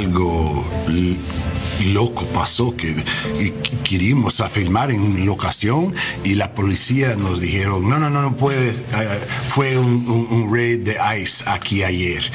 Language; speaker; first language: Spanish; non-native, learner; English